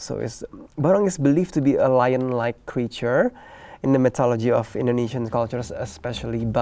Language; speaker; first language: English; non-native, fluent; Indonesian